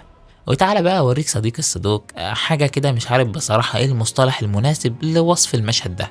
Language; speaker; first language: Arabic; native; Arabic